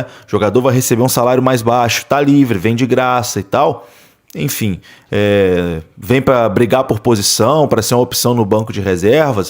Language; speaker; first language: Portuguese; native; Portuguese